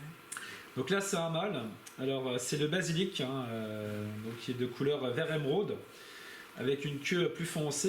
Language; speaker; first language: French; native; French